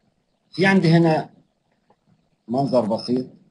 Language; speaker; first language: Arabic; native; Arabic